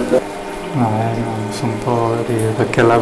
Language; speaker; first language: Italian; native; Italian